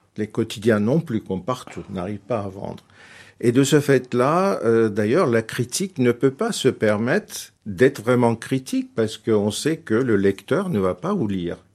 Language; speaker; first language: French; non-native, fluent; Turkish